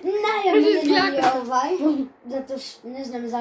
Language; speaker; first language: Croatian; early bilingual, heritage; Croatian